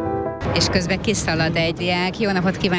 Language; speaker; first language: Hungarian; native; Hungarian